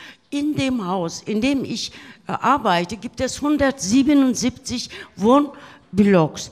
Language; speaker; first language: German; early bilingual, other home language; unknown